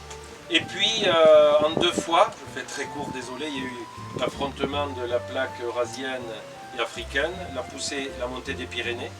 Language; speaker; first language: French; native; French